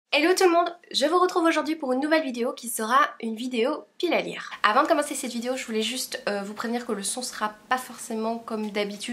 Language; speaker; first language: French; native; French